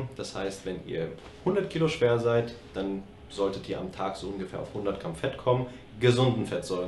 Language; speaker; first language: German; native; German